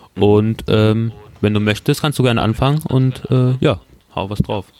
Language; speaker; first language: German; early bilingual, other home language; Turkish